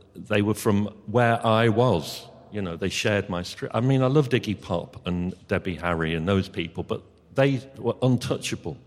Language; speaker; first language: English; native; English